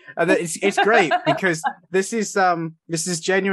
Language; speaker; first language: English; native; English